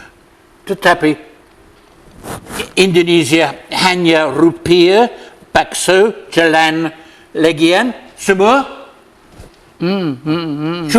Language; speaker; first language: Indonesian; non-native, learner; English